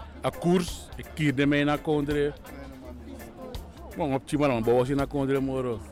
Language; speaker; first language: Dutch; non-native, local second language; Sranan Tongo